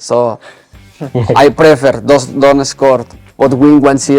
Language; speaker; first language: English; non-native, learner; Spanish